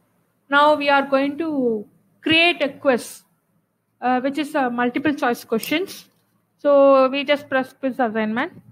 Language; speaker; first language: English; non-native, local second language; Tamil